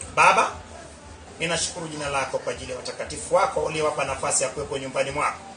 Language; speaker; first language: Swahili; non-native, local second language; Luo (Kenya and Tanzania)